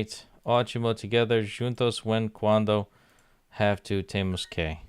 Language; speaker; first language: Portuguese; non-native, learner; English